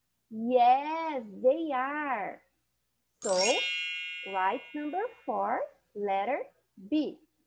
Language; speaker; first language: English; non-native, fluent; Portuguese